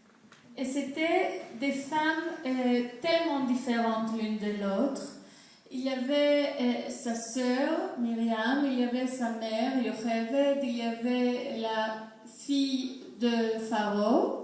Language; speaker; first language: French; non-native, fluent; Greek